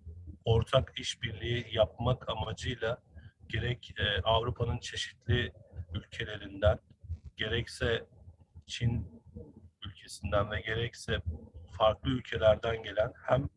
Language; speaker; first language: Turkish; native; Turkish